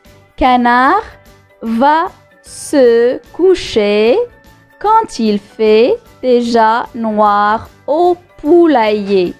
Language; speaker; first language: French; non-native, local second language; Arabic